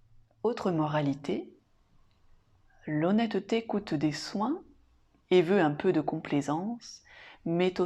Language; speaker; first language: French; native; French